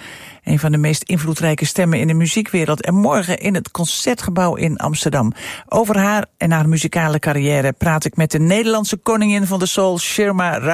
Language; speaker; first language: Dutch; native; Dutch